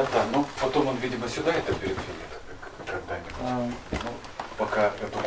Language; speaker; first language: Russian; native; Russian